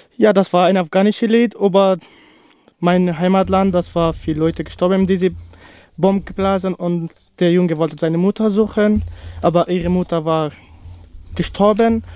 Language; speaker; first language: German; non-native, learner; Persian